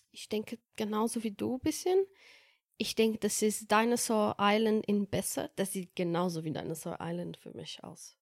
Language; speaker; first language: German; non-native, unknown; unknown